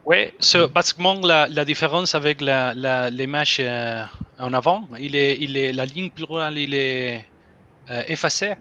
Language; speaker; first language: French; non-native, learner; Spanish